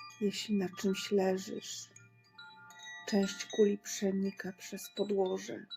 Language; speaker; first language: Polish; native; Polish